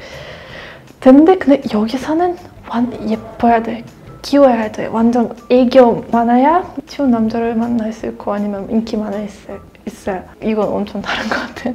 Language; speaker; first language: Korean; non-native, fluent; Russian